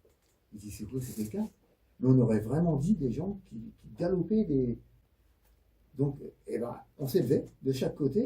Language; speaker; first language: French; native; French